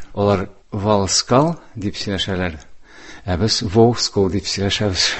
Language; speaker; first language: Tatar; non-native, local second language; Udmurt